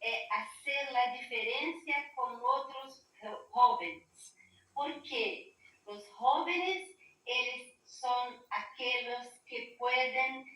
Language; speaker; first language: Spanish; non-native, learner; Portuguese